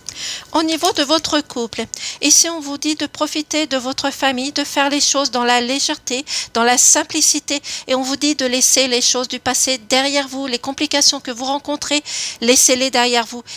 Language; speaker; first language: French; native; French